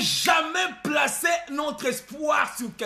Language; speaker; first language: French; non-native, local second language; Lingala